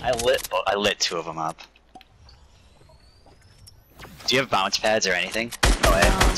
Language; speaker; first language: English; native; English